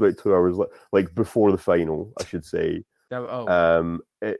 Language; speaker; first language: English; native; English